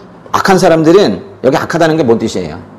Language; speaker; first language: Korean; native; Korean